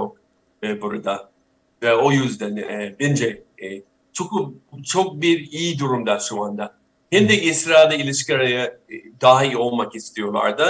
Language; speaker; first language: Turkish; non-native, fluent; English